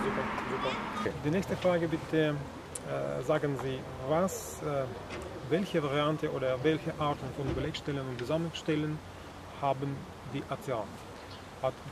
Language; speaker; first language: German; non-native, learner; Russian